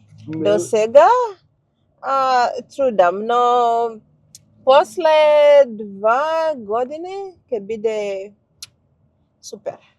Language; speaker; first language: Macedonian; non-native, learner; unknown